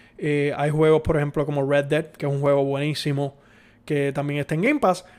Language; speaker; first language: Spanish; native; Spanish